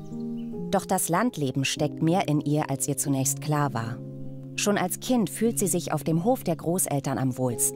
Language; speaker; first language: German; native; German